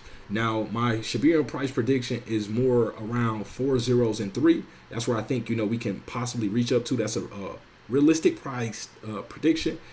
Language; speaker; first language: English; native; English